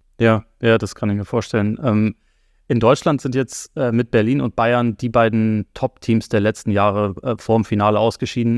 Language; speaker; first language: German; native; German